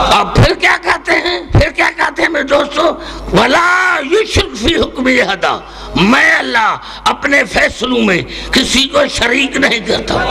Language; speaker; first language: Urdu; non-native, local second language; Sindhi